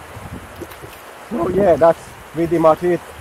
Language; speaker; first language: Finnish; native; Finnish